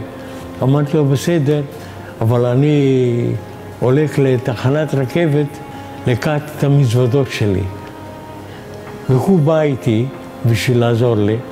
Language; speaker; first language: Hebrew; non-native, fluent; Hungarian